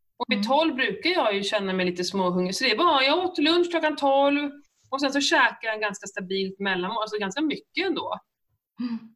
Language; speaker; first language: Swedish; native; Swedish